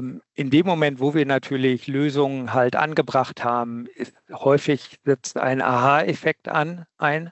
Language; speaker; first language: German; native; German